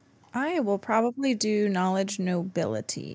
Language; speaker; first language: English; native; English